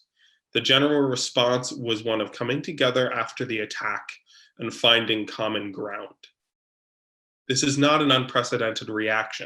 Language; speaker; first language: English; native; English